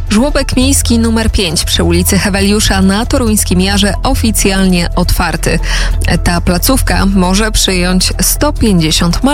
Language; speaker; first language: Polish; native; Polish